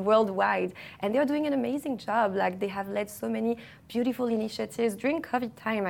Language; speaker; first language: English; non-native, fluent; French